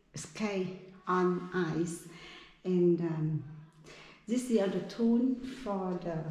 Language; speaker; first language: English; non-native, learner; Vietnamese